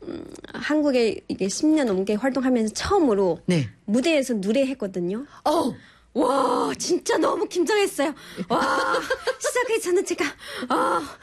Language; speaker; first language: Korean; non-native, fluent; Chinese